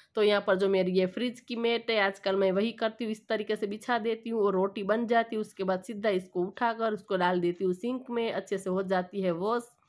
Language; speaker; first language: Hindi; non-native, local second language; Gujarati